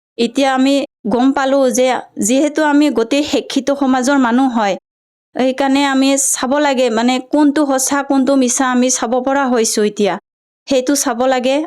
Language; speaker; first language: Assamese; non-native, local second language; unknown